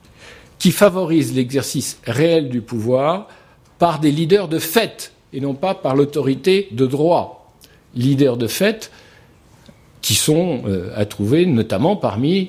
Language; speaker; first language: French; native; French